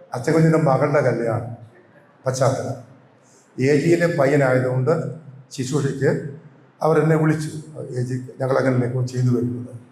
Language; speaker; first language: Malayalam; native; Malayalam